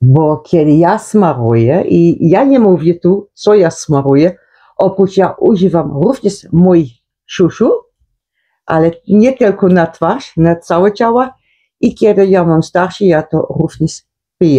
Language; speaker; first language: Polish; non-native, learner; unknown